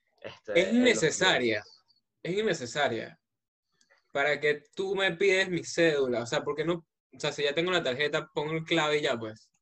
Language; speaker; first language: Spanish; native; Spanish